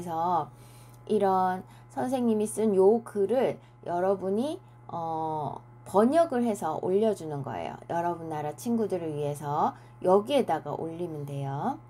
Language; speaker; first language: Korean; native; Korean